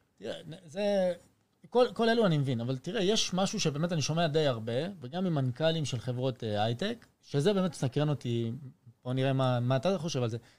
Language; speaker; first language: Hebrew; early bilingual, other home language; French